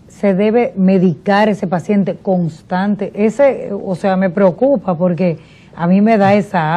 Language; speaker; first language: Spanish; native; Spanish